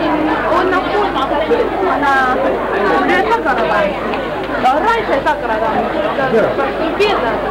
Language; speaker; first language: Russian; non-native, learner; Chinese